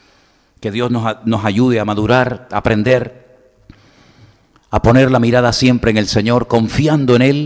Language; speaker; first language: Spanish; native; Spanish